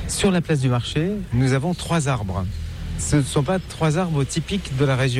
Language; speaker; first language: French; native; French